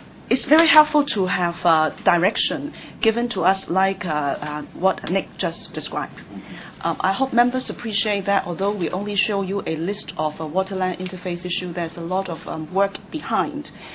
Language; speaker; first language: English; non-native, local second language; Cantonese